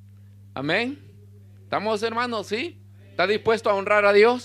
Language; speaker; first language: Spanish; native; Spanish